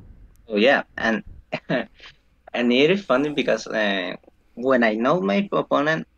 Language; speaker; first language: English; non-native, fluent; Spanish